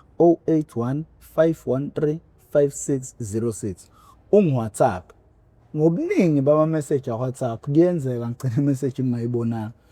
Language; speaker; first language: Zulu; native; Zulu